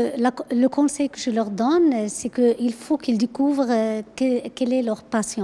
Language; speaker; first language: French; non-native, local second language; Arabic